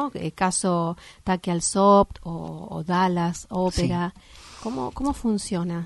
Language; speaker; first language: Spanish; native; Spanish